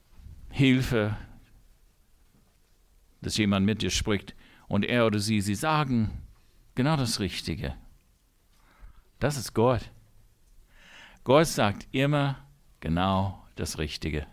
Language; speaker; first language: German; non-native, fluent; English